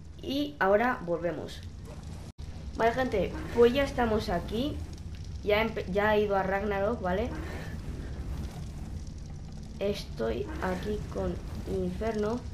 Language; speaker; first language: Spanish; native; Spanish